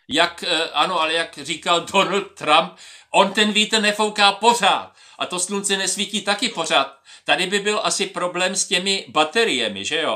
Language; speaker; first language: Czech; native; Czech